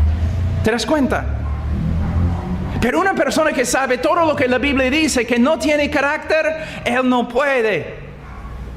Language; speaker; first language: Spanish; non-native, fluent; English